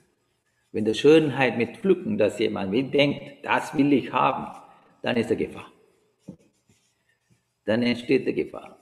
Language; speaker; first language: German; non-native, learner; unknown